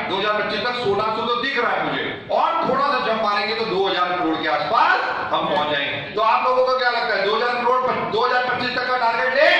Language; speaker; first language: Hindi; native; Hindi